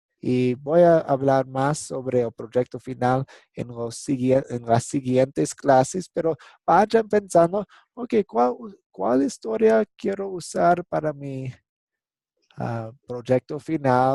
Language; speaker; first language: Spanish; non-native, fluent; English